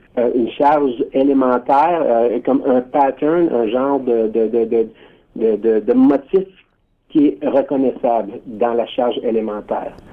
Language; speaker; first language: French; native; French